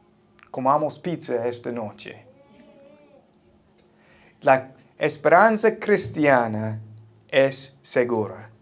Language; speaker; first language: Spanish; non-native, fluent; English